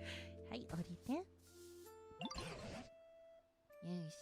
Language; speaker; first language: Japanese; native; Japanese